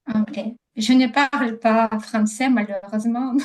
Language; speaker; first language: French; non-native, learner; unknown